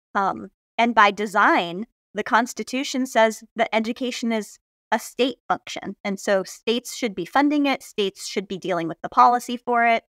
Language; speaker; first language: English; native; English